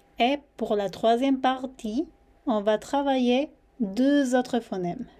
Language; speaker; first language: French; non-native, fluent; Spanish